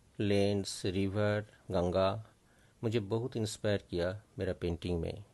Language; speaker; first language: Hindi; native; Hindi